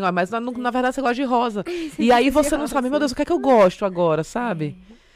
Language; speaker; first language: Portuguese; native; Portuguese